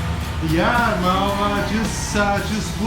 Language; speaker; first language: Indonesian; non-native, learner; English